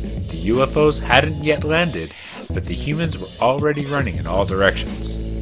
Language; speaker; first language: English; native; English